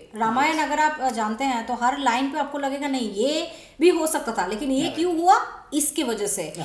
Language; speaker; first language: Hindi; non-native, local second language; Bangla